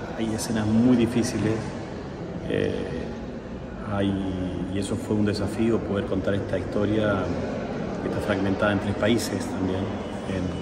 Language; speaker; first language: Spanish; native; Spanish